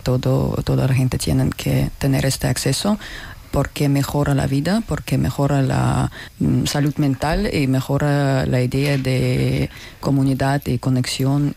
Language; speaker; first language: Spanish; non-native, learner; Russian